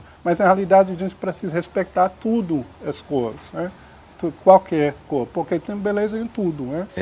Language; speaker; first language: Portuguese; non-native, learner; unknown